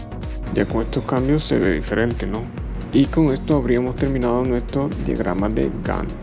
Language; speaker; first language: Spanish; native; Spanish